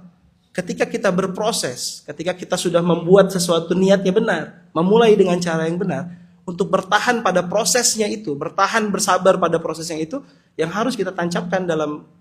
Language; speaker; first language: Indonesian; native; Indonesian